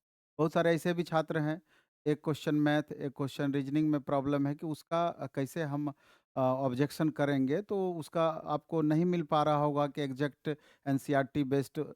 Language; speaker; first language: Hindi; native; Hindi